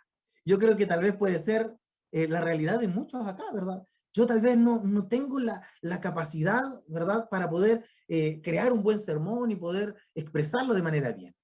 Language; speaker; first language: Spanish; native; Spanish